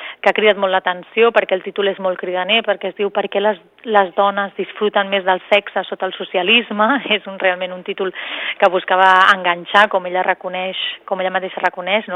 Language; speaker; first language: Catalan; native; Catalan